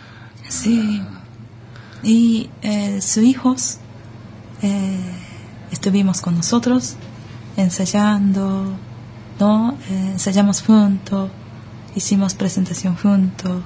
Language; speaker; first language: Spanish; early bilingual, other home language; Japanese